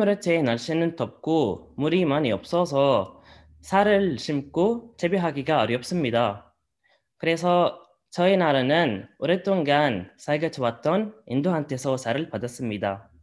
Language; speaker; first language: Korean; non-native, learner; Arabic